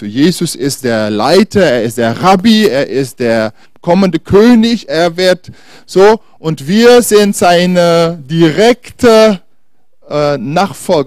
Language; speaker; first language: German; non-native, fluent; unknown